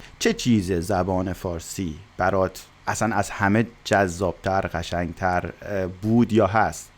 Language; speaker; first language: Persian; native; Persian